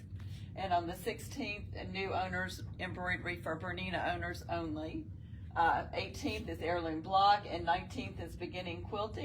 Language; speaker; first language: English; native; English